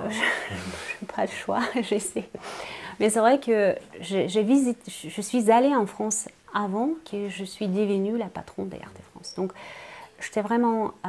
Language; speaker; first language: French; non-native, fluent; Russian